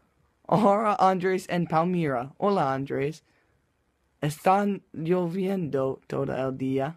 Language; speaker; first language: Spanish; non-native, learner; English